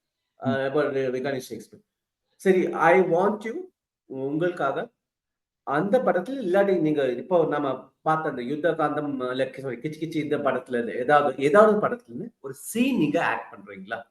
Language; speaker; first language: Tamil; early bilingual, heritage; Tamil